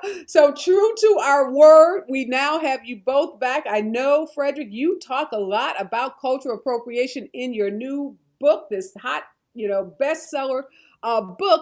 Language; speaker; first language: English; native; English